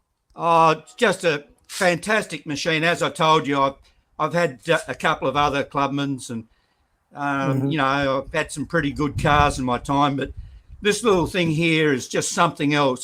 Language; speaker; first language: English; native; English